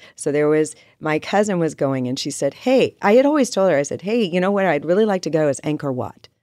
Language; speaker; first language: English; native; English